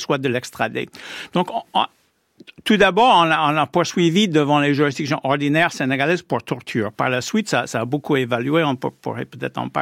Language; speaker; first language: French; non-native, fluent; English